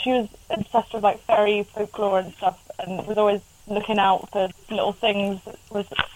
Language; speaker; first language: English; native; English